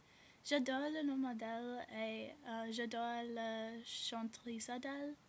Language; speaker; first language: French; non-native, learner; English